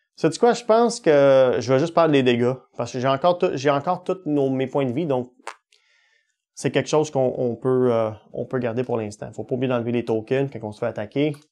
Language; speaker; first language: French; native; French